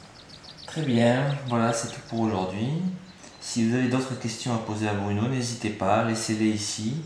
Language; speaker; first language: French; native; French